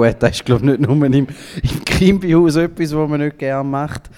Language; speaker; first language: German; native; German